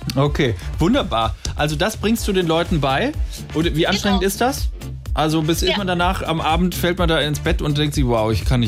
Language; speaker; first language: German; native; German